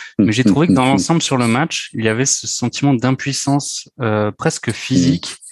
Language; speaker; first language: French; native; French